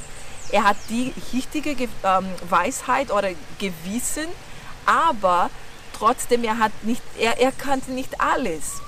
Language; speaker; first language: German; non-native, fluent; Portuguese